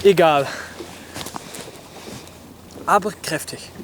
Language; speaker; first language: German; non-native, learner; Dutch